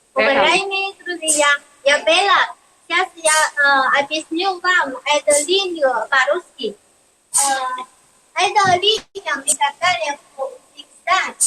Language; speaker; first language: Russian; non-native, learner; Chinese